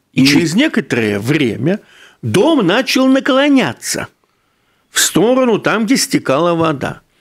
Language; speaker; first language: Russian; native; Russian